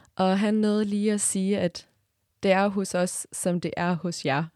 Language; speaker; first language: Danish; early bilingual, other home language; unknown